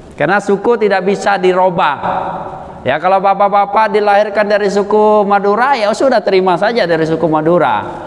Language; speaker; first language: Indonesian; non-native, local second language; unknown